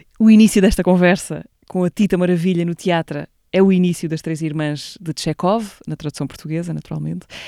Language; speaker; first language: Portuguese; native; Portuguese